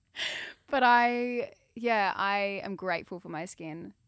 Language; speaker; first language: English; native; English